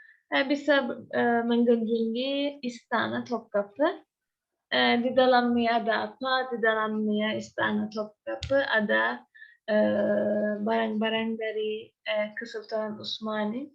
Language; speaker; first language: Indonesian; non-native, learner; Turkish